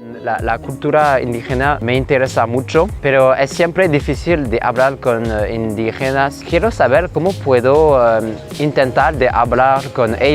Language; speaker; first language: Spanish; non-native, learner; French